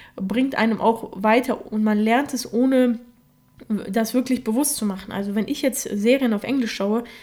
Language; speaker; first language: German; early bilingual, other home language; Russian